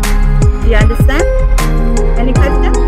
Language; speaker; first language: English; non-native, fluent; Indonesian